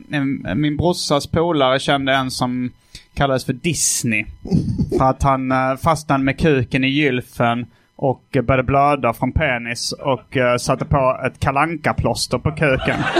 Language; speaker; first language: Swedish; native; Swedish